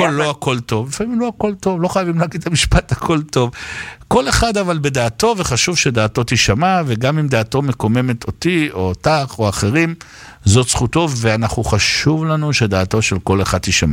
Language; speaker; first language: Hebrew; native; Hebrew